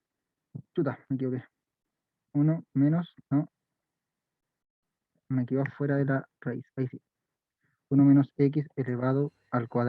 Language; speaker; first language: Spanish; native; Spanish